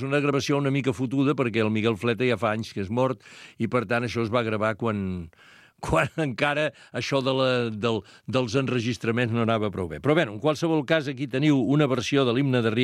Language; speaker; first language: Catalan; native; Catalan